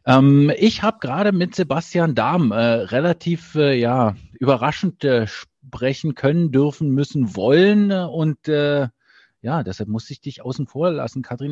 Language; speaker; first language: German; native; German